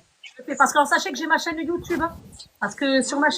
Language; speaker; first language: French; native; French